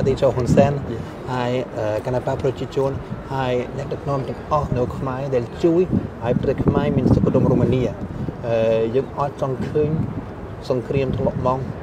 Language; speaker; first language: Khmer; non-native, fluent; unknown